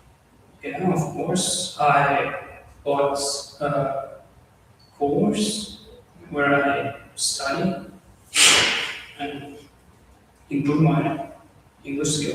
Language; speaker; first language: English; non-native, fluent; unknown